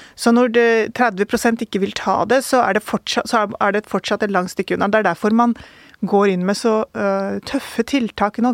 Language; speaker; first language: Norwegian; early bilingual, other home language; Urdu